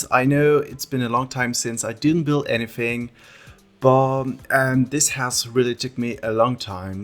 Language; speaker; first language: English; non-native, fluent; French